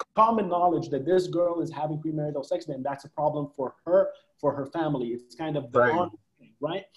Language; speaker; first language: English; non-native, fluent; Arabic